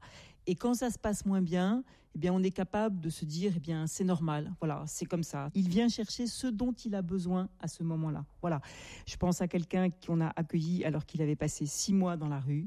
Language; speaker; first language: French; native; French